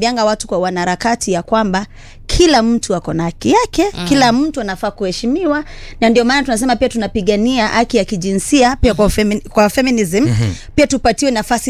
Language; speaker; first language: Swahili; native; Swahili